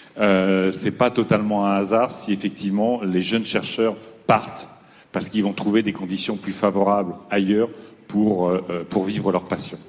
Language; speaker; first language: French; native; French